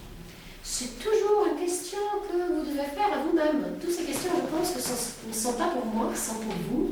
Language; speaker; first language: French; non-native, fluent; Albanian